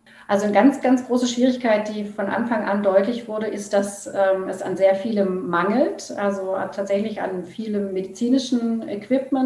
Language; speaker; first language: German; native; German